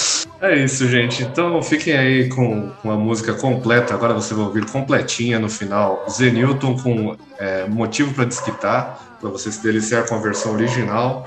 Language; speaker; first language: Portuguese; native; Portuguese